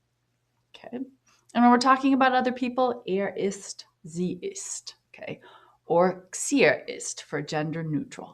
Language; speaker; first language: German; non-native, fluent; English